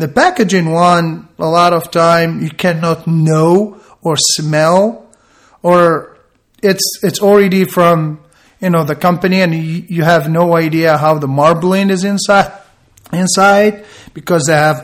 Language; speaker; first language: English; non-native, fluent; Arabic